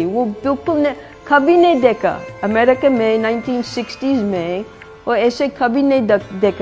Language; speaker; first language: Hindi; non-native, fluent; English